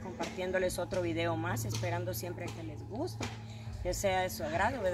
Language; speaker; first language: Spanish; native; Spanish